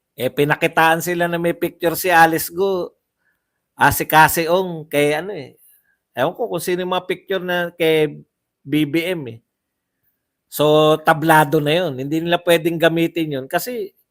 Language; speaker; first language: Filipino; native; Filipino